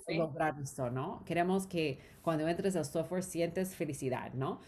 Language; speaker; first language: Spanish; non-native, fluent; English